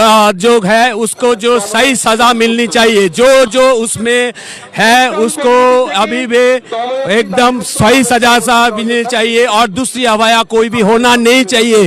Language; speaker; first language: Hindi; non-native, local second language; Bangla